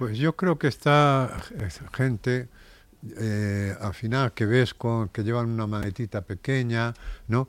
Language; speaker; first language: Spanish; native; Spanish